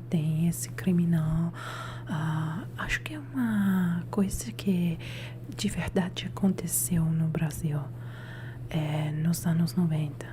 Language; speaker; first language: Portuguese; non-native, learner; Italian